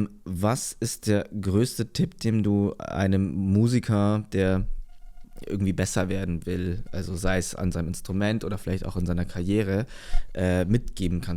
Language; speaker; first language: German; native; German